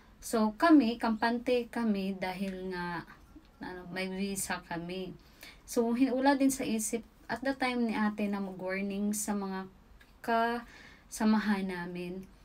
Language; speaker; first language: Filipino; native; Filipino